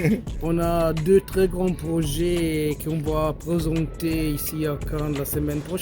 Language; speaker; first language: French; non-native, fluent; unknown